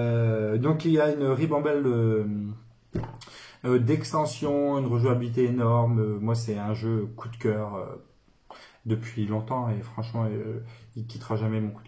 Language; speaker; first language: French; native; French